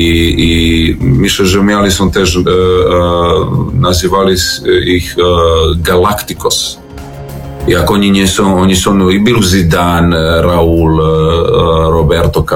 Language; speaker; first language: Polish; non-native, learner; Serbian